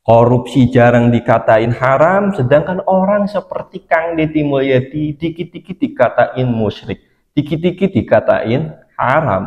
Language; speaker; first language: Indonesian; native; Indonesian